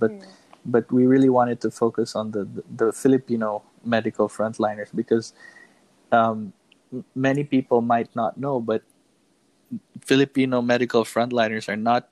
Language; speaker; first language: English; non-native, local second language; Filipino